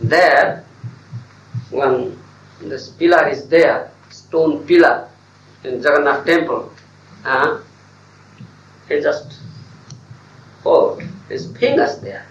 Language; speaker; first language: English; non-native, local second language; Odia